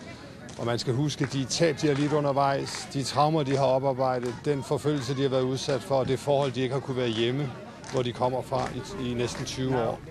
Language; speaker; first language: Danish; native; Danish